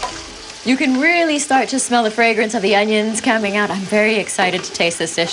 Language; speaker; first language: English; native; English